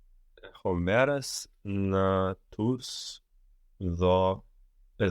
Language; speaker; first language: Greek; non-native, learner; English